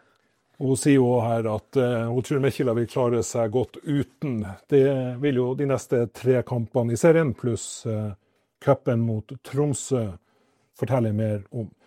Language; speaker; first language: Norwegian; native; Norwegian